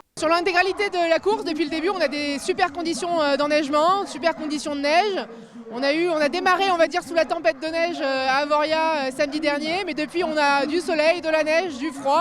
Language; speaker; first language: French; native; French